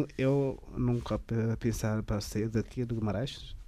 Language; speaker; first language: Portuguese; non-native, learner; Tigrinya